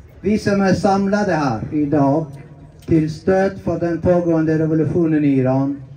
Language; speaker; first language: Swedish; non-native, fluent; Persian